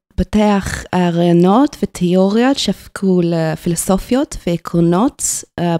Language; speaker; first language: Hebrew; non-native, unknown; English